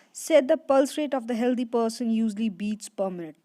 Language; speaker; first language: English; non-native, local second language; Punjabi